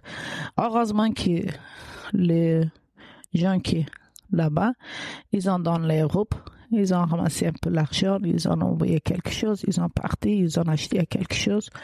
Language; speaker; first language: French; non-native, learner; Kurdish